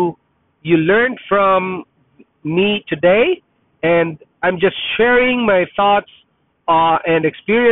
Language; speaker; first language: English; non-native, local second language; Filipino